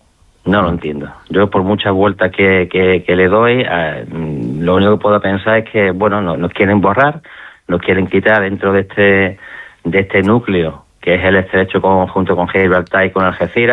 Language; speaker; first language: Spanish; native; Spanish